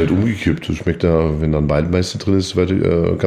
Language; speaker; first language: German; native; German